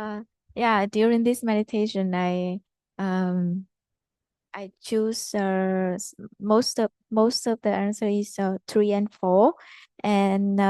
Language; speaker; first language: English; non-native, learner; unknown